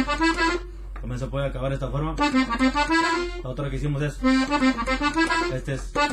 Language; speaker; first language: Spanish; native; Spanish